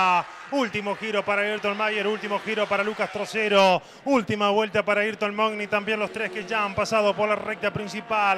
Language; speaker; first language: Spanish; native; Spanish